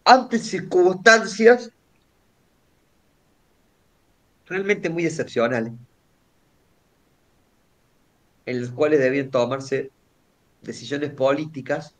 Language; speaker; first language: Spanish; native; Spanish